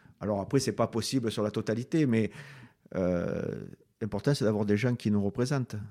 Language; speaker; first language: French; native; French